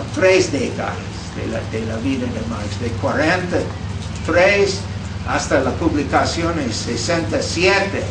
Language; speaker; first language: Spanish; non-native, fluent; English